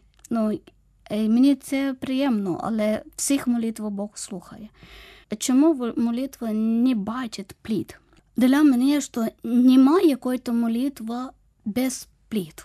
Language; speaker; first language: Ukrainian; non-native, fluent; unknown